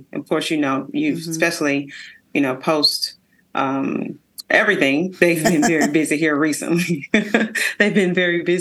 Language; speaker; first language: English; native; English